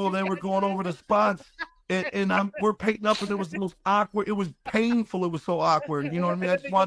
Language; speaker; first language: English; native; English